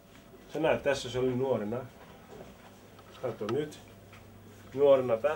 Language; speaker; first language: Finnish; early bilingual, heritage; Finnish